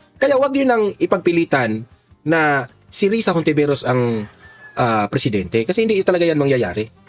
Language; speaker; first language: Filipino; non-native, local second language; Cebuano